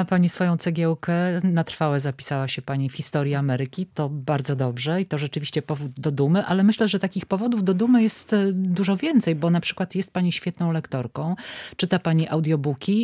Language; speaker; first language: Polish; native; Polish